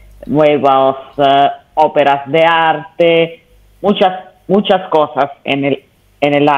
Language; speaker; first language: Spanish; non-native, learner; Italian